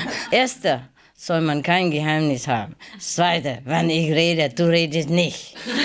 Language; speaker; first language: German; non-native, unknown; Vietnamese